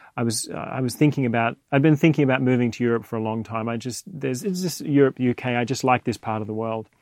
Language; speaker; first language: English; native; English